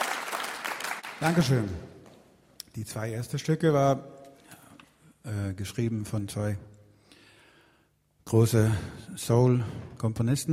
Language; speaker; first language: German; non-native, fluent; Swedish